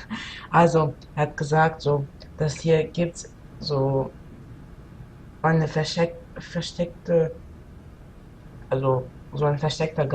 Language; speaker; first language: German; non-native, local second language; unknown